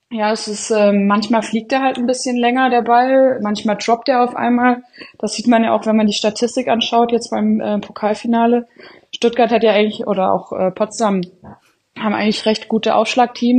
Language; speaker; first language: German; native; German